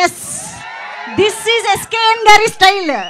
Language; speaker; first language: Telugu; native; Telugu